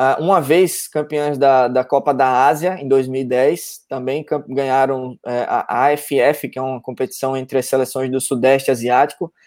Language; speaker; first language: Portuguese; native; Portuguese